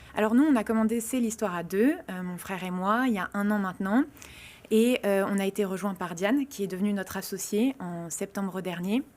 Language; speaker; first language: French; native; French